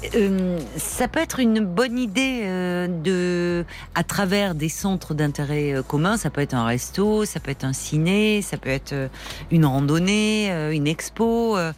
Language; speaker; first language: French; native; French